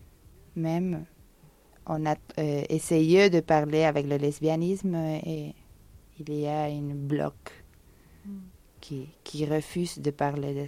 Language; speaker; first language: French; non-native, fluent; Spanish